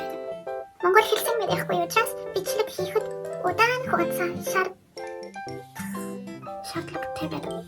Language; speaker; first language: Mongolian; non-native, learner; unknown